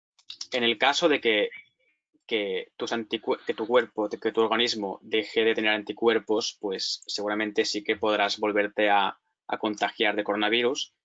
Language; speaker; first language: Spanish; native; Spanish